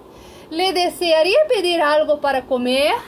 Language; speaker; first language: Spanish; non-native, fluent; Portuguese